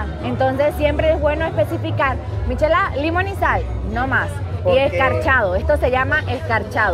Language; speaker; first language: Spanish; native; Spanish